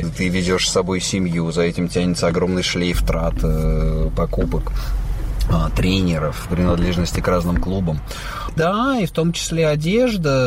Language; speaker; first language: Russian; native; Russian